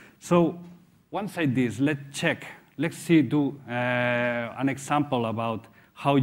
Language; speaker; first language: English; non-native, fluent; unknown